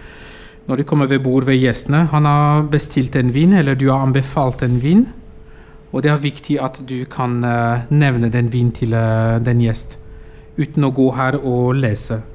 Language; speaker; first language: Norwegian; non-native, fluent; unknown